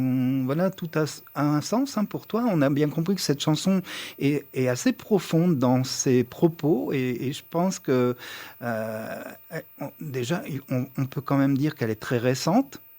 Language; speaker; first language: French; native; French